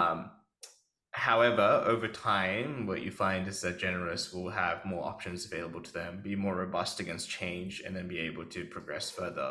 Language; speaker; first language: English; native; English